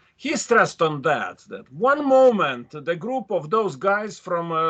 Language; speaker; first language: English; non-native, fluent; Lithuanian